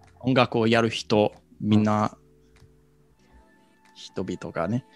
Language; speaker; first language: Japanese; non-native, fluent; English